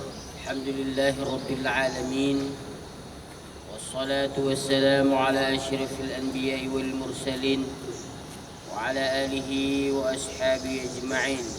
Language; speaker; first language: Arabic; non-native, fluent; Indonesian